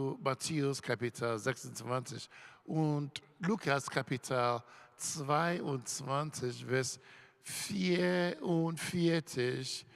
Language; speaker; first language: German; non-native, learner; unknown